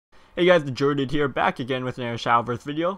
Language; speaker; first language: English; native; English